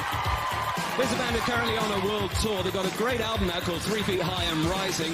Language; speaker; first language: English; native; English